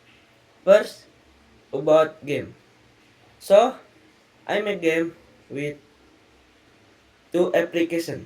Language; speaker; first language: English; non-native, learner; Indonesian